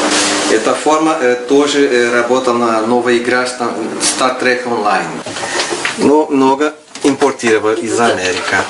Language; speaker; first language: Russian; non-native, learner; Portuguese